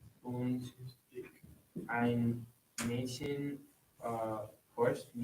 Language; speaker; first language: German; non-native, learner; English